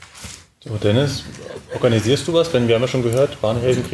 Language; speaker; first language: German; native; German